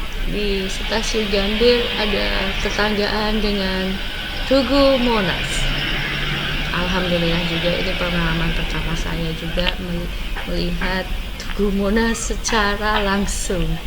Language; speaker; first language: Indonesian; non-native, local second language; Javanese